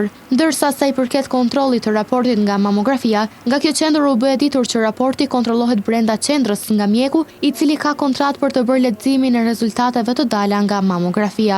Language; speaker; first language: Albanian; native; Albanian